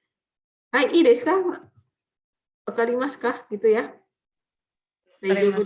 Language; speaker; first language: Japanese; non-native, fluent; Indonesian